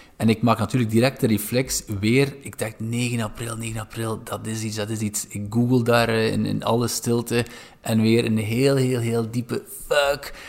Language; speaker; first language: Dutch; non-native, fluent; English